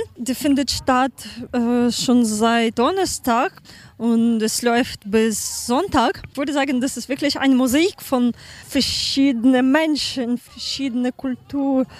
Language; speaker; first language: German; non-native, learner; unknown